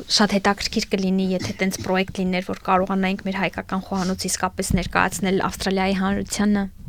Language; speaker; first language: Armenian; native; Armenian